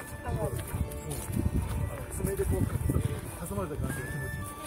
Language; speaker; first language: Japanese; native; Japanese